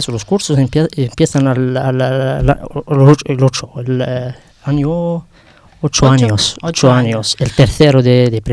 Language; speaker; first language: Spanish; non-native, fluent; Arabic